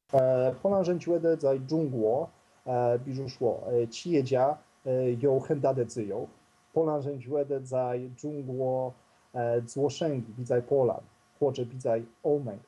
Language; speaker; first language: Chinese; non-native, fluent; Polish